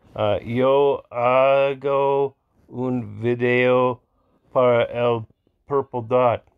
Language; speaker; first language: Spanish; non-native, learner; English